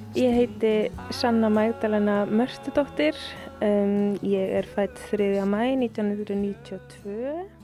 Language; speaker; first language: Icelandic; native; Icelandic